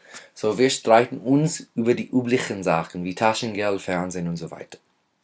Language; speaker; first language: German; non-native, fluent; English